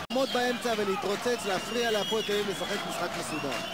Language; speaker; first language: Hebrew; native; Hebrew